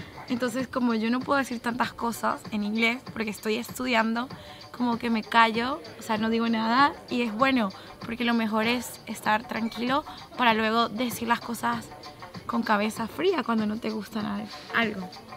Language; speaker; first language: Spanish; native; Spanish